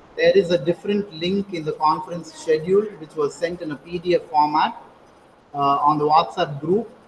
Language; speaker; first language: English; non-native, local second language; Tamil